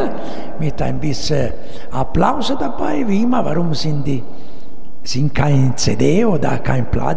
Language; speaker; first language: German; non-native, fluent; Italian